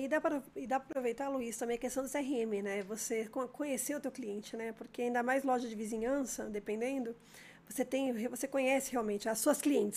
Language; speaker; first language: Portuguese; native; Portuguese